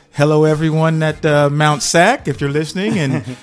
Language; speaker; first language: English; native; English